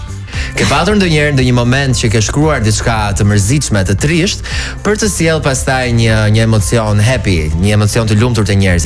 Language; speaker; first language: Albanian; native; Albanian